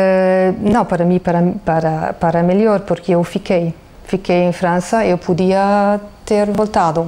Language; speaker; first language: Portuguese; non-native, fluent; German